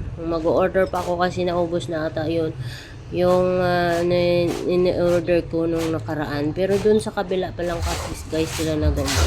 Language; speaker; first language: Filipino; non-native, local second language; Cebuano